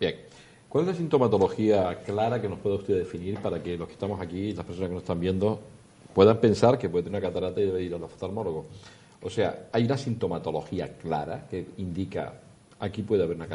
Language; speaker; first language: Spanish; native; Spanish